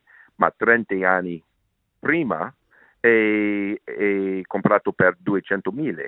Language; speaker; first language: Italian; non-native, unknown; English